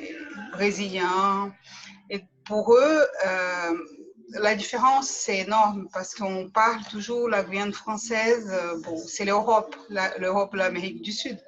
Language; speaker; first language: French; native; French